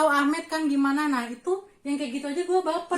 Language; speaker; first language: Indonesian; native; Indonesian